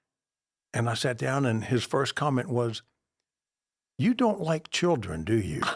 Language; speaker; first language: English; native; English